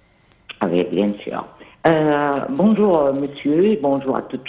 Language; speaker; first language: French; non-native, fluent; Arabic